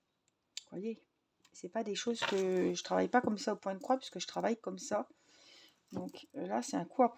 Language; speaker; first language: French; native; French